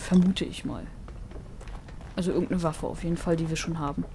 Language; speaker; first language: German; native; German